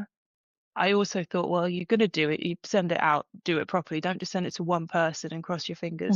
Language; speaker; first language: English; native; English